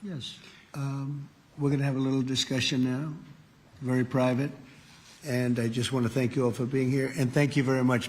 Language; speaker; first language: English; native; English